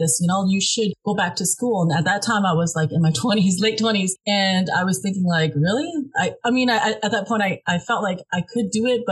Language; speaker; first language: English; early bilingual, other home language; Hmong